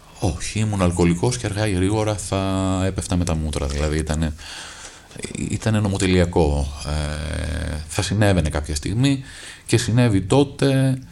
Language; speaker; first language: Greek; native; Greek